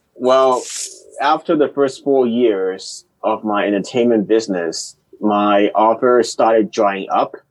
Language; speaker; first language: English; early bilingual, other home language; Cantonese